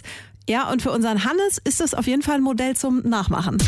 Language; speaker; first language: German; native; German